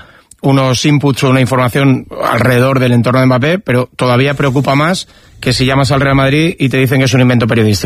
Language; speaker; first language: Spanish; native; Spanish